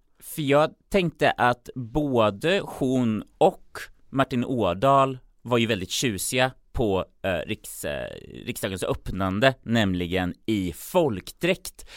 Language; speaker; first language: Swedish; native; Swedish